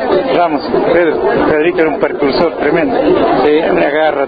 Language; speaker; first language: Spanish; native; Spanish